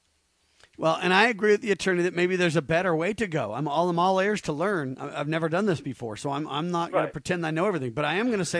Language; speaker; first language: English; native; English